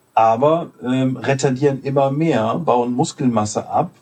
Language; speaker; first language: German; native; German